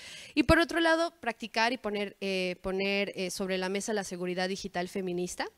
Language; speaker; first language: Spanish; native; Spanish